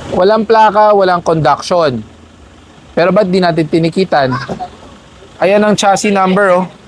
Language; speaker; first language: Filipino; native; Filipino